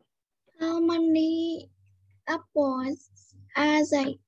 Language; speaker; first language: English; non-native, learner; Vietnamese